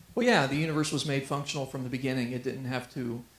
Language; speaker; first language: English; native; English